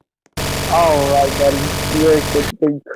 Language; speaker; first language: English; native; English